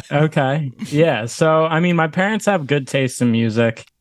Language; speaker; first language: English; native; English